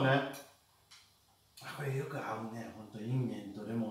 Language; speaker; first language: Japanese; native; Japanese